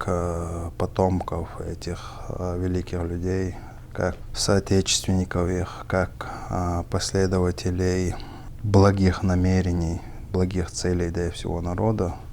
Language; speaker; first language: Russian; non-native, local second language; Chechen